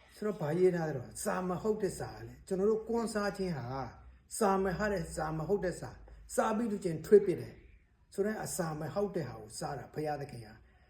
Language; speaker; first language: Burmese; non-native, local second language; Tedim Chin